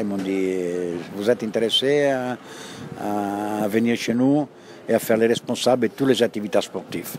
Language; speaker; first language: French; non-native, fluent; Italian